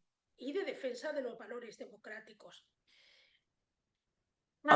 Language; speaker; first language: Spanish; native; Spanish